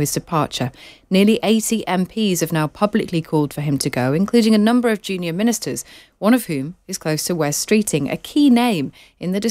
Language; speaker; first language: English; native; English